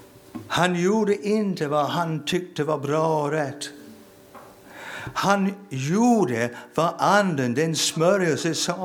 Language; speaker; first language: Swedish; non-native, fluent; English